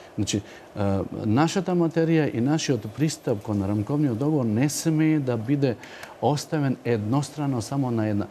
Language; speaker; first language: Macedonian; non-native, local second language; Romany